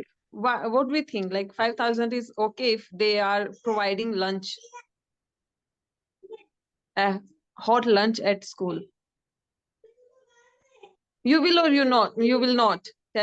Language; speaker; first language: English; non-native, learner; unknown